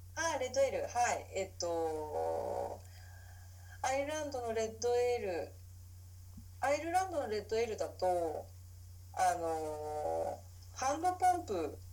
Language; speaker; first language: Japanese; native; Japanese